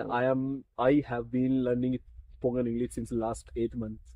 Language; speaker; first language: English; non-native, learner; Hindi